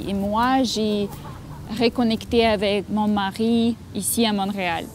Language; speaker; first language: French; non-native, learner; Russian